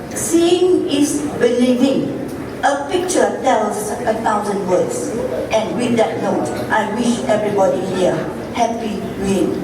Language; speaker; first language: English; non-native, local second language; Malay